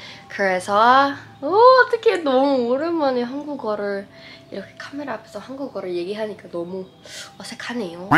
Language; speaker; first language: Korean; non-native, fluent; English